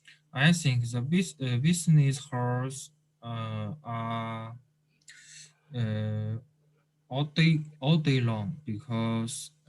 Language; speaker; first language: English; non-native, learner; Chinese